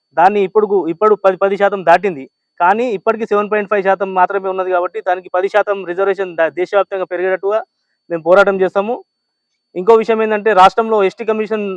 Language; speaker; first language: Telugu; non-native, local second language; Lambadi